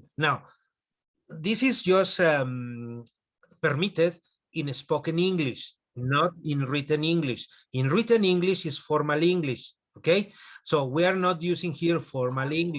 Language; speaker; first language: English; non-native, fluent; Spanish